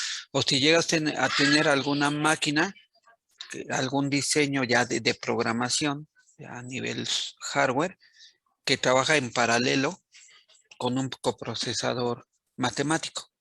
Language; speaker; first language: Spanish; native; Spanish